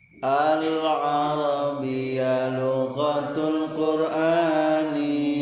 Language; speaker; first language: Arabic; non-native, fluent; Indonesian